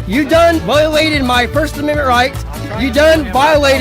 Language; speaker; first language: English; native; English